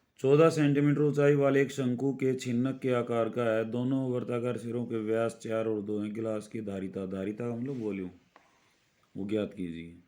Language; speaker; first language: Hindi; native; Hindi